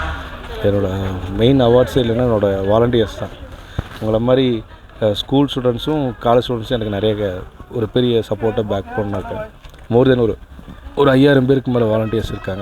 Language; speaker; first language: Tamil; native; Tamil